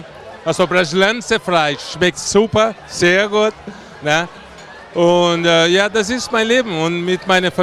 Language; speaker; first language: German; non-native, fluent; Portuguese